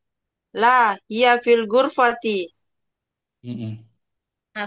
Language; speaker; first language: Arabic; non-native, learner; Indonesian